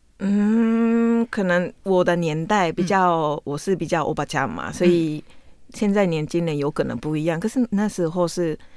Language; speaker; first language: Chinese; non-native, fluent; Japanese